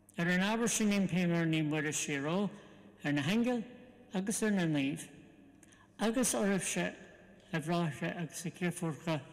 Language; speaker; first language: Irish; non-native, local second language; English